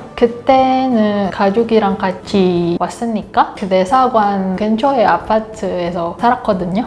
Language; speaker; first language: Korean; non-native, fluent; Indonesian